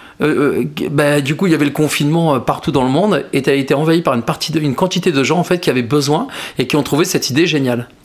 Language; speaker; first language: French; native; French